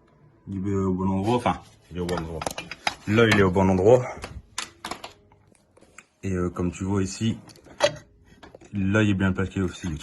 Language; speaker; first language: French; native; French